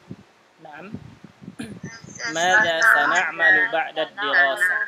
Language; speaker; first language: Arabic; non-native, fluent; Indonesian